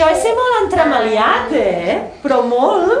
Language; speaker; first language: Catalan; native; Catalan